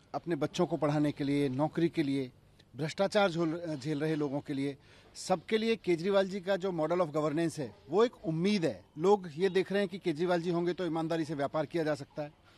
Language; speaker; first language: Hindi; native; Hindi